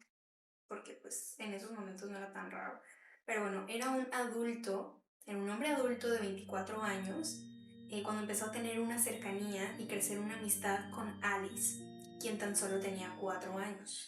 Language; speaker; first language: Spanish; native; Spanish